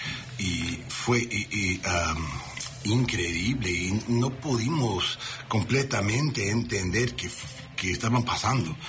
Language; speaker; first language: Spanish; non-native, learner; English